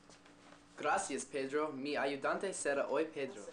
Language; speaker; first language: Spanish; non-native, learner; English